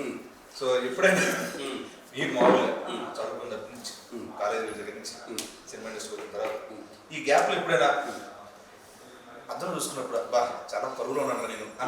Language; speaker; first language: Telugu; native; Telugu